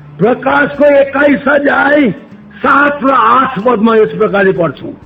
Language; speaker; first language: Nepali; native; Nepali